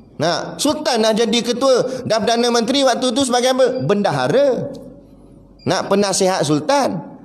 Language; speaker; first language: Malay; native; Malay